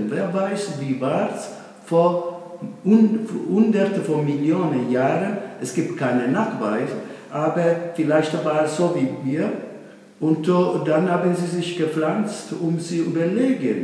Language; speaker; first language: German; non-native, fluent; Italian